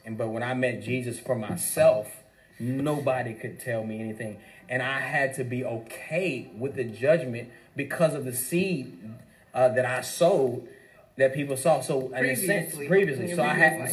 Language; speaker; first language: English; native; English